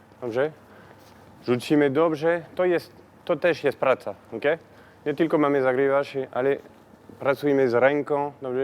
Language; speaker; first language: Polish; non-native, learner; French